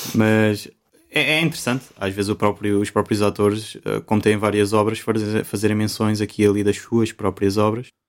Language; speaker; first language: Portuguese; native; Portuguese